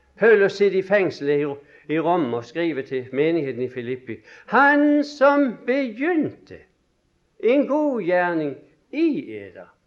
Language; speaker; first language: Norwegian; native; Norwegian